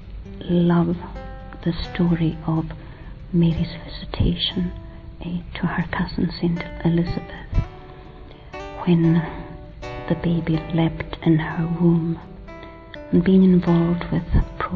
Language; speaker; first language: English; native; English